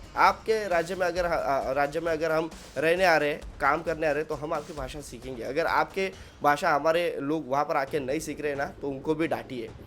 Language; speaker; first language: Hindi; non-native, local second language; Marathi